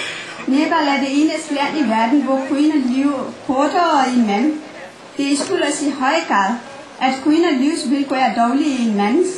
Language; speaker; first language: Danish; non-native, fluent; Nepali